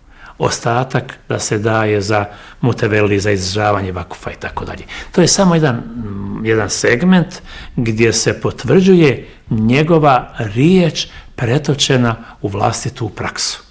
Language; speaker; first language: Bosnian; native; Bosnian